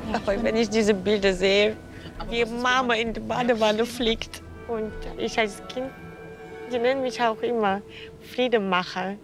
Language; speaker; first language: German; non-native, fluent; Russian